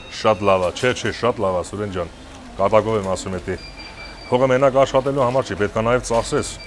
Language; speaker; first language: Armenian; native; Armenian